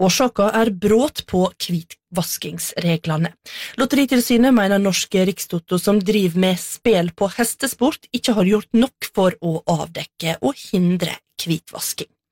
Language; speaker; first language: Norwegian; native; Norwegian